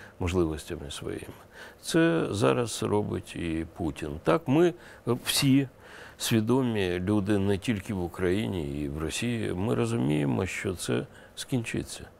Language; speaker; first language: Ukrainian; non-native, local second language; Russian